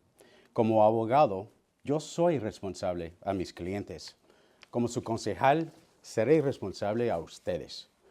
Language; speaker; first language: Spanish; early bilingual, heritage; Spanish